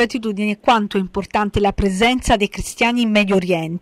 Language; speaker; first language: Italian; native; Italian